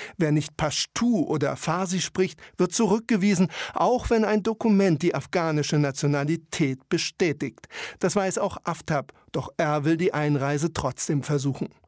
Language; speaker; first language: German; native; German